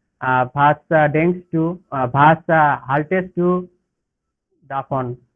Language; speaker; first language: German; non-native, learner; Bangla